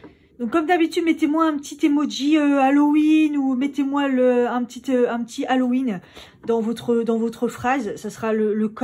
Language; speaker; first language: French; native; French